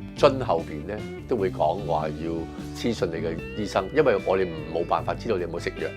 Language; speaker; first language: Cantonese; early bilingual, heritage; Cantonese